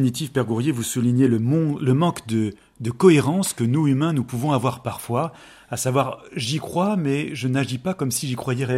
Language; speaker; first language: French; native; French